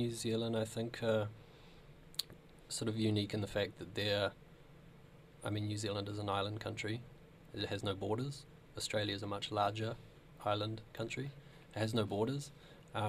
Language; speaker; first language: English; native; English